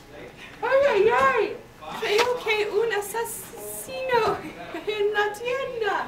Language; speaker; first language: Spanish; non-native, learner; English